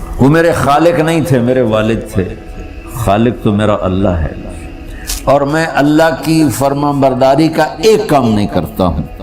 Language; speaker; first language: Urdu; non-native, local second language; Punjabi